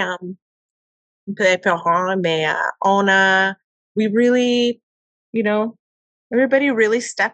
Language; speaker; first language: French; non-native, learner; English